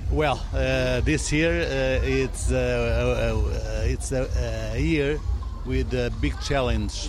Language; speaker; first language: English; non-native, learner; Portuguese